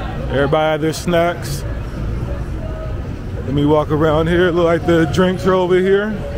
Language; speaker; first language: English; native; English